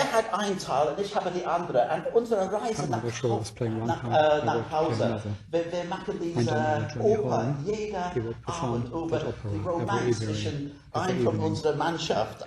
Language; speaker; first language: German; non-native, learner; English